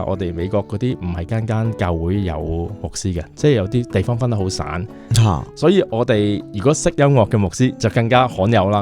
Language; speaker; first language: Cantonese; native; Cantonese